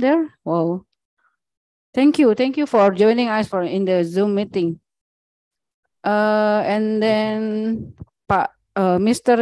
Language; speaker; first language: English; non-native, learner; Indonesian